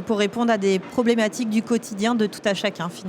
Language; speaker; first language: French; native; French